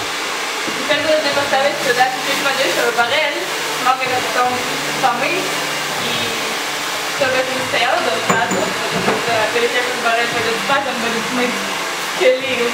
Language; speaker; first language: Russian; early bilingual, heritage; Russian